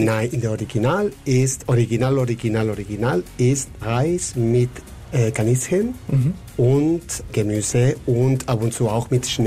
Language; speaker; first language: German; non-native, fluent; Spanish